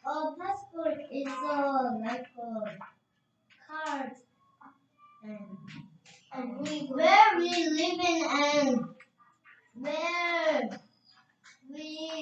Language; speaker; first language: English; non-native, learner; Korean